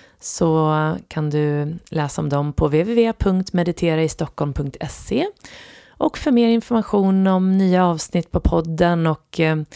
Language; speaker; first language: Swedish; native; Swedish